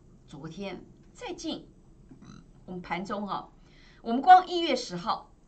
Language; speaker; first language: Chinese; native; Chinese